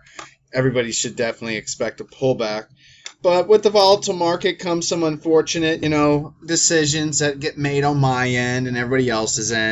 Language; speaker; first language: English; native; English